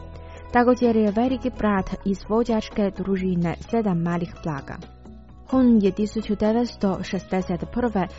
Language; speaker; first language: Croatian; non-native, fluent; Chinese